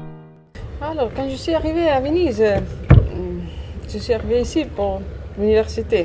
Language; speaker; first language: French; non-native, learner; Italian